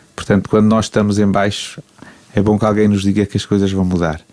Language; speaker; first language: Portuguese; native; Portuguese